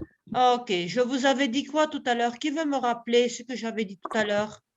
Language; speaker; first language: French; non-native, local second language; Arabic